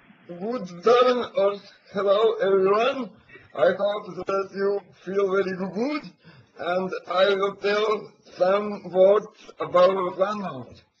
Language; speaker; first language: English; non-native, learner; Latvian